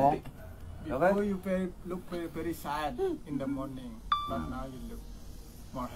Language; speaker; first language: English; non-native, learner; Indonesian